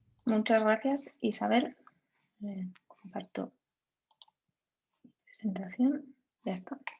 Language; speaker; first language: Spanish; native; Spanish